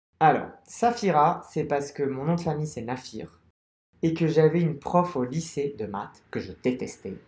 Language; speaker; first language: French; non-native, local second language; Arabic